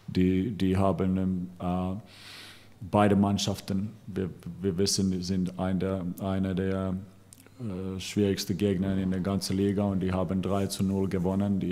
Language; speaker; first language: German; non-native, fluent; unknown